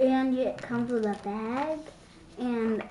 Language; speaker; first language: English; native; English